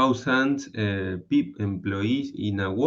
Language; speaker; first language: English; non-native, learner; Spanish